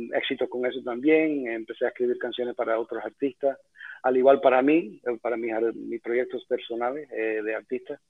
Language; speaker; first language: Spanish; early bilingual, heritage; Spanish